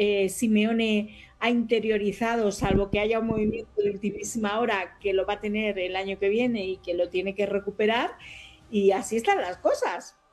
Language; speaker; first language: Spanish; native; Spanish